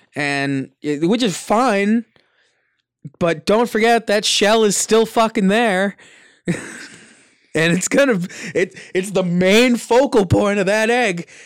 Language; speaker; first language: English; early bilingual, other home language; Italian